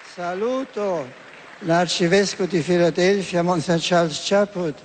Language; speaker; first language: Italian; non-native, fluent; German